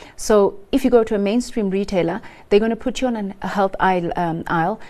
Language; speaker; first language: English; non-native, local second language; Xhosa